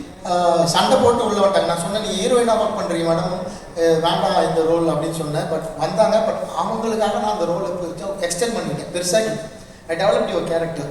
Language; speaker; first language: Tamil; native; Tamil